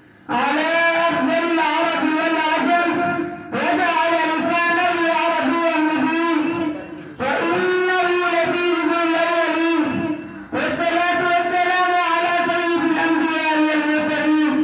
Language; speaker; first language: Arabic; non-native, learner; Urdu